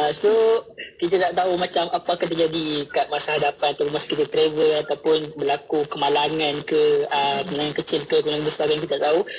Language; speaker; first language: Malay; native; Malay